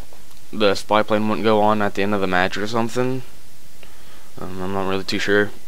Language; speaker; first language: English; native; English